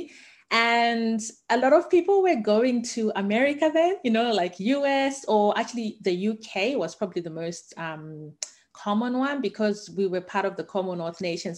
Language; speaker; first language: English; non-native, local second language; Shona